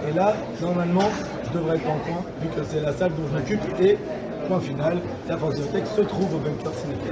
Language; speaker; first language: French; native; French